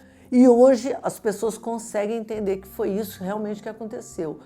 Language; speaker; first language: Portuguese; native; Portuguese